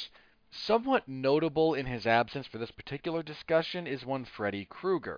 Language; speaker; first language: English; native; English